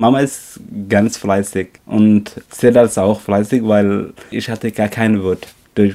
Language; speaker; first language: German; non-native, learner; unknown